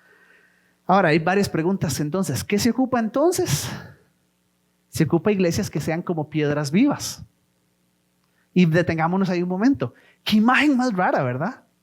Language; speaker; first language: Spanish; native; Spanish